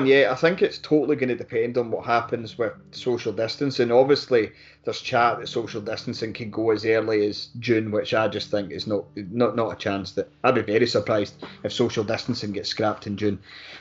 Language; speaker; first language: English; native; English